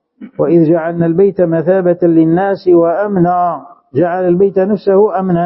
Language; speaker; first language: Arabic; native; Arabic